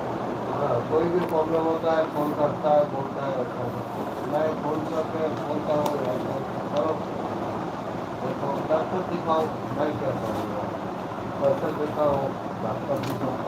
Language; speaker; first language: Hindi; non-native, local second language; Santali